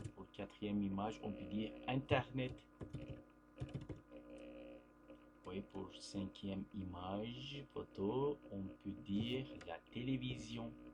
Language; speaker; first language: French; non-native, fluent; Turkish